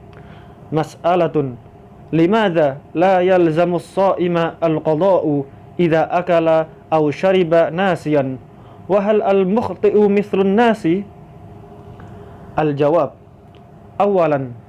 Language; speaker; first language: Arabic; non-native, fluent; Indonesian